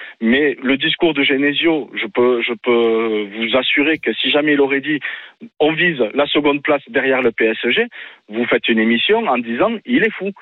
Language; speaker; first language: French; native; French